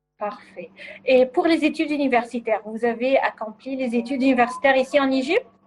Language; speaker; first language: French; non-native, fluent; Arabic